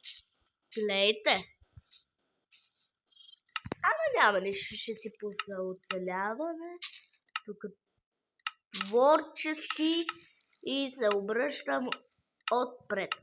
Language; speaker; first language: Bulgarian; native; Bulgarian